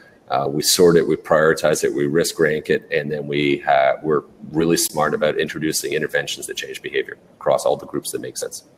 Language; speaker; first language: English; native; English